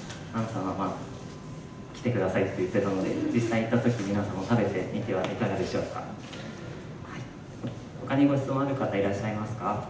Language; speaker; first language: Japanese; native; Japanese